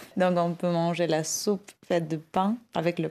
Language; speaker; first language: French; non-native, fluent; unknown